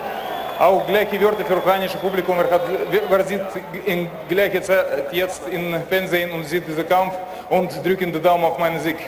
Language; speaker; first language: German; non-native, learner; Russian